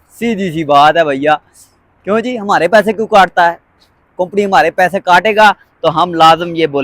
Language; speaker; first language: Hindi; non-native, local second language; Punjabi